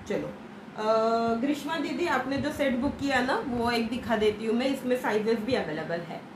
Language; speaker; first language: Hindi; non-native, local second language; Marathi